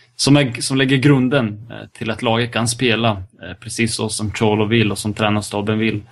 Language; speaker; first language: Swedish; early bilingual, other home language; Serbian